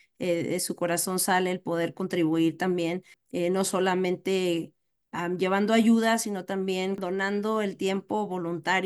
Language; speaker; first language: Spanish; native; Spanish